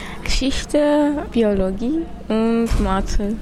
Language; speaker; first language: German; non-native, learner; Armenian